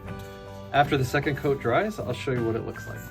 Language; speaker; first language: English; native; English